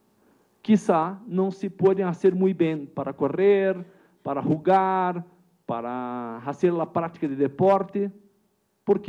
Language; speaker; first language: Spanish; non-native, learner; Portuguese